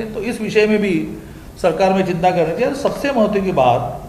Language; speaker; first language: Hindi; non-native, local second language; Marathi